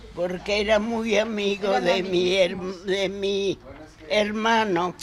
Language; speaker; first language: Spanish; native; Spanish